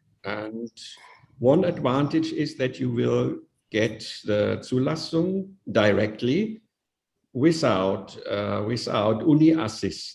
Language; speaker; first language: English; non-native, fluent; Indonesian